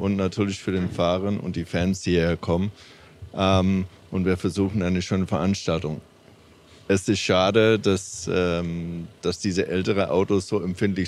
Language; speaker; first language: German; non-native, fluent; English